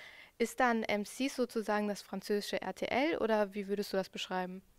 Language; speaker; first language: German; native; German